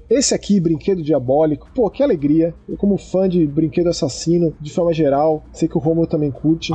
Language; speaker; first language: Portuguese; native; Portuguese